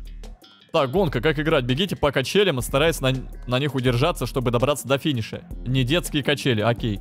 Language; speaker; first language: Russian; native; Russian